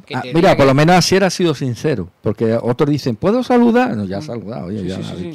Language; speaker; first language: Spanish; native; Spanish